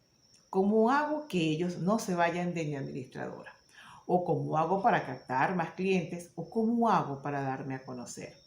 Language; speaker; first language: Spanish; native; Spanish